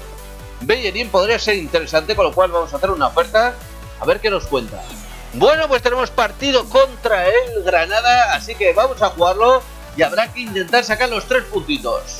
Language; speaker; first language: Spanish; native; Spanish